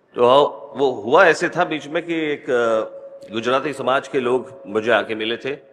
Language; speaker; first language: Hindi; non-native, local second language; Marathi